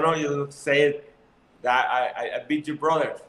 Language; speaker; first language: English; non-native, learner; Spanish